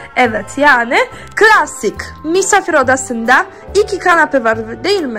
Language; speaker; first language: Turkish; non-native, learner; Polish